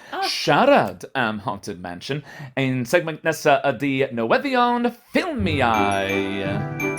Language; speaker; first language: Welsh; non-native, learner; English